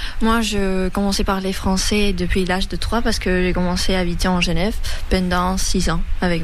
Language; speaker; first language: French; early bilingual, other home language; Spanish